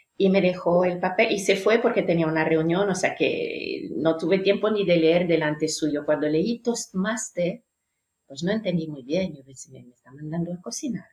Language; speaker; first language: Spanish; non-native, fluent; French